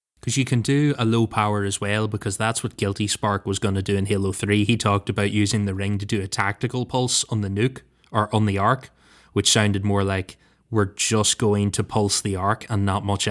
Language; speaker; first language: English; native; English